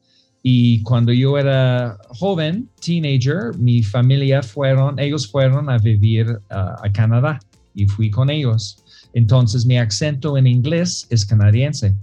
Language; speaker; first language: Spanish; non-native, fluent; English